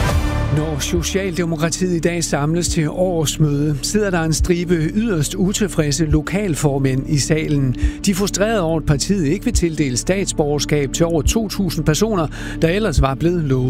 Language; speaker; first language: Danish; native; Danish